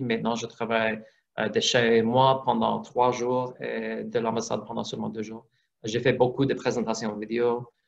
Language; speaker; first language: French; non-native, fluent; English